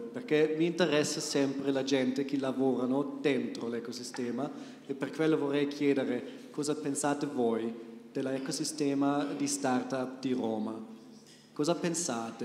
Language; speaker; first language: Italian; non-native, learner; German